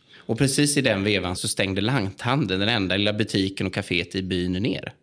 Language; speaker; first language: Swedish; native; Swedish